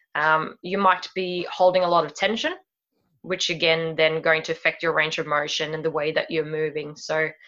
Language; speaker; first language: English; non-native, fluent; Swedish